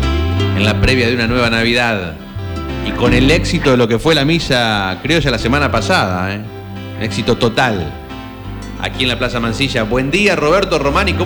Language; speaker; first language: Spanish; native; Spanish